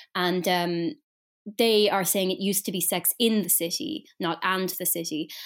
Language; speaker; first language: English; native; English